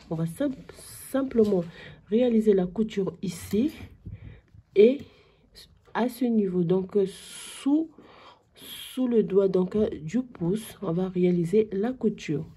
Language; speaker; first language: French; non-native, local second language; Arabic